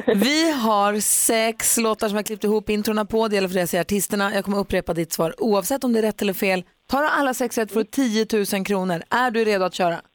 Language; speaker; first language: Swedish; native; Swedish